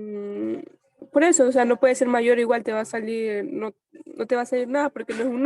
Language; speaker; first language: Spanish; native; Spanish